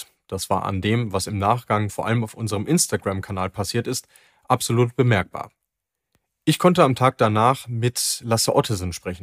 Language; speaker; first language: German; native; German